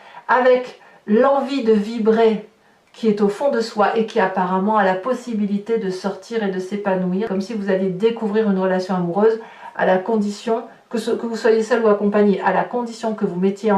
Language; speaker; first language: French; native; French